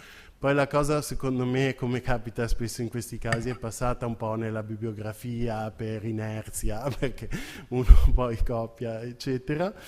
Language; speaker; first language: Italian; native; Italian